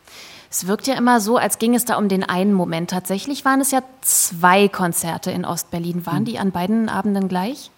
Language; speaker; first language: German; native; German